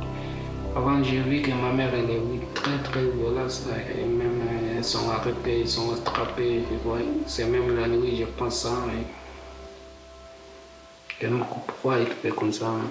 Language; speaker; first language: French; non-native, learner; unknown